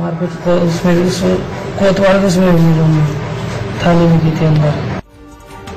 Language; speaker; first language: Hindi; native; Hindi